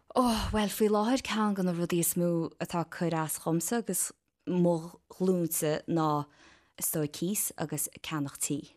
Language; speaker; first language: Irish; native; Irish